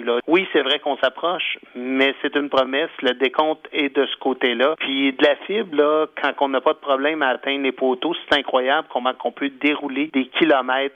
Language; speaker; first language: French; native; French